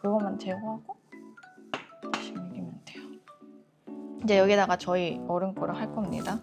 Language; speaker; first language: Korean; non-native, fluent; Japanese